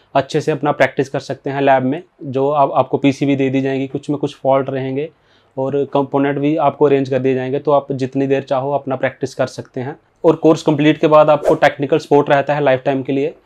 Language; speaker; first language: Hindi; native; Hindi